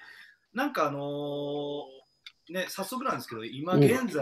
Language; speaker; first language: Japanese; native; Japanese